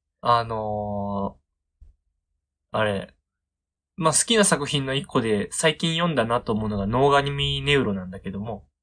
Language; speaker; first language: Japanese; native; Japanese